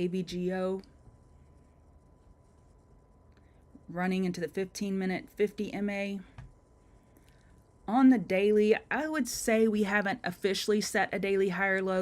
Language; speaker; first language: English; native; English